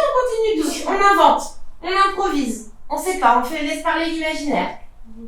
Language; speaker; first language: French; native; French